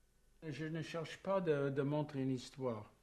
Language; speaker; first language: French; non-native, fluent; English